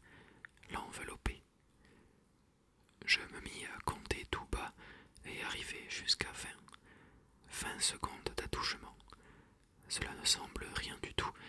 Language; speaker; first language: French; native; French